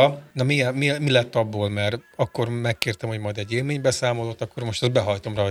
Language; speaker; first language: Hungarian; native; Hungarian